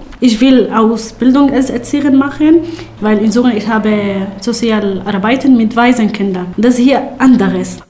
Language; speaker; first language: German; non-native, learner; Arabic